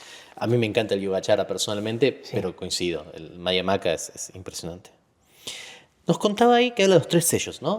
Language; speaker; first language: Spanish; native; Spanish